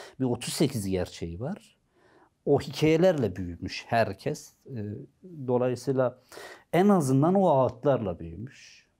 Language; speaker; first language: Turkish; non-native, local second language; Zaza